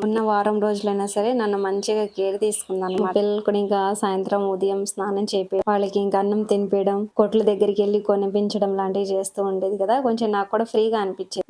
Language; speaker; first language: Telugu; non-native, local second language; Lambadi